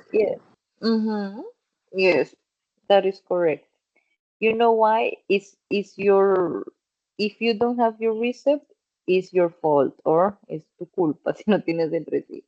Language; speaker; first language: English; non-native, fluent; Spanish